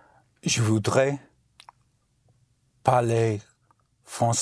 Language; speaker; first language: French; non-native, learner; English